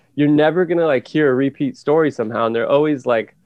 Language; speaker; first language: English; native; English